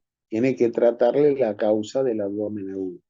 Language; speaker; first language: Spanish; native; Spanish